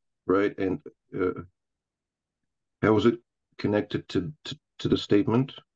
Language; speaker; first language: English; non-native, fluent; Russian